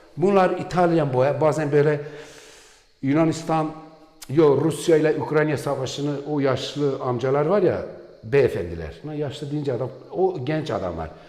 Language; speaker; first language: Turkish; non-native, local second language; Kurdish